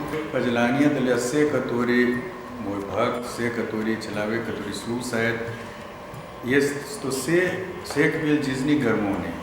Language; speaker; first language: Russian; non-native, learner; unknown